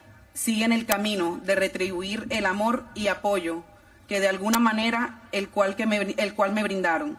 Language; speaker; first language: Spanish; native; Spanish